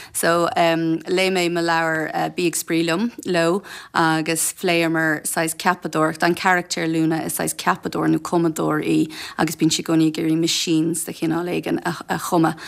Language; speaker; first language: Irish; non-native, local second language; English